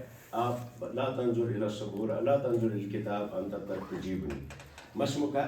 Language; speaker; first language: Arabic; non-native, fluent; Kashmiri